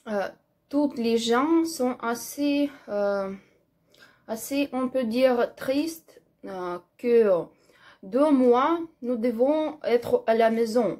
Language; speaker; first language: French; non-native, learner; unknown